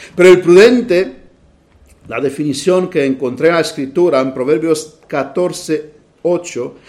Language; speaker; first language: Spanish; non-native, fluent; Romanian